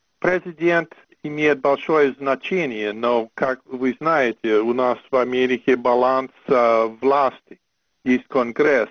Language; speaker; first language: Russian; non-native, fluent; English